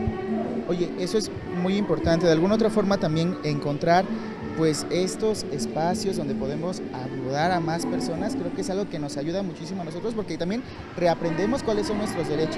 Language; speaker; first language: Spanish; native; Spanish